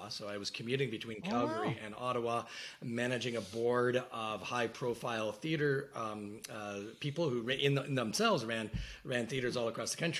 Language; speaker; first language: English; native; English